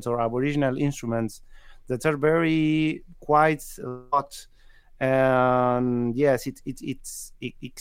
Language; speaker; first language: English; non-native, fluent; Spanish